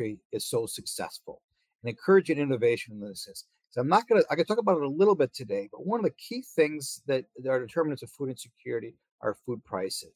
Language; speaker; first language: English; native; English